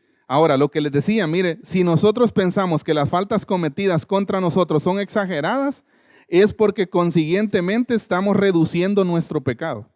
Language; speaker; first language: Spanish; native; Spanish